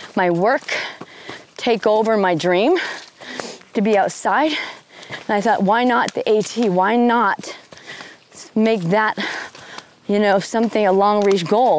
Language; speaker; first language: English; native; English